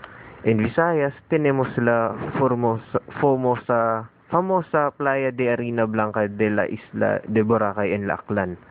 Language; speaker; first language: Spanish; non-native, learner; Filipino